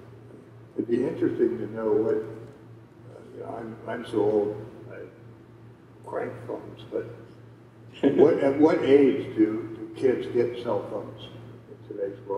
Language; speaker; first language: English; native; English